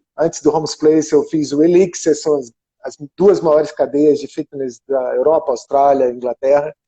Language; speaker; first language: Portuguese; non-native, fluent; German